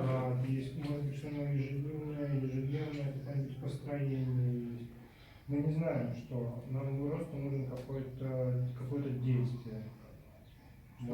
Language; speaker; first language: Russian; native; Russian